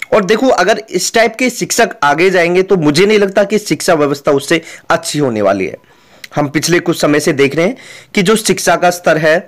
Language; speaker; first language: Hindi; native; Hindi